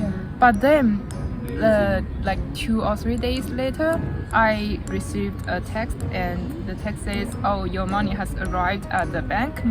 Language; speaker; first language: English; non-native, fluent; Chinese